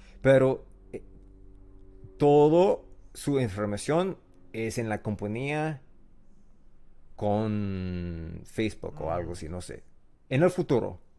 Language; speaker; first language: Spanish; non-native, learner; English